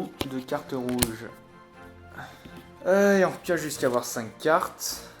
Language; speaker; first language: French; native; French